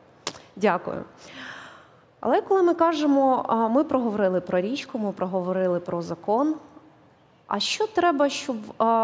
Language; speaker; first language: Ukrainian; native; Ukrainian